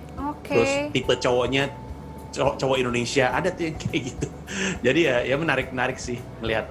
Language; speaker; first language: Indonesian; native; Indonesian